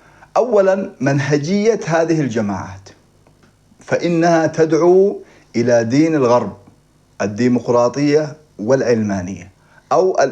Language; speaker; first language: Arabic; native; Arabic